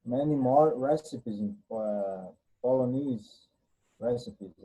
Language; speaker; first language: English; non-native, learner; Portuguese